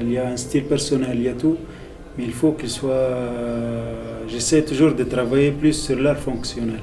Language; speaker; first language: French; non-native, local second language; Arabic